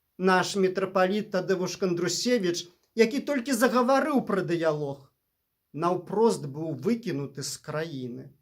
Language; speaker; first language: Belarusian; native; Belarusian